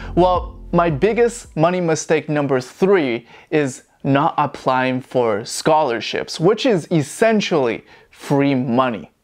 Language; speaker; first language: English; non-native, fluent; Chinese